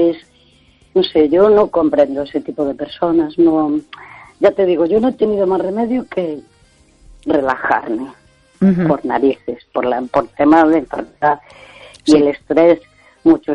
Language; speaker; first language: Spanish; native; Spanish